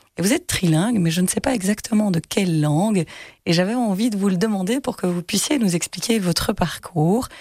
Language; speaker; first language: French; native; French